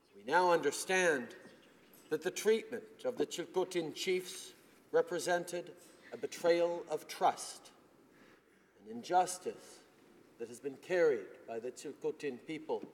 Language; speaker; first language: English; early bilingual, other home language; French